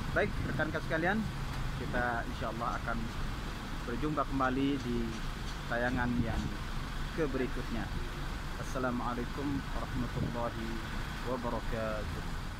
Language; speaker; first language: Indonesian; non-native, local second language; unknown